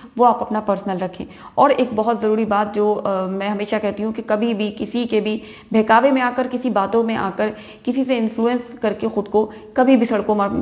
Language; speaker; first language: Hindi; native; Hindi